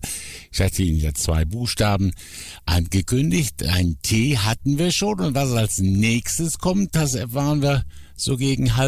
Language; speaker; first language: German; native; German